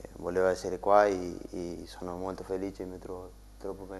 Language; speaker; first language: Italian; non-native, learner; Spanish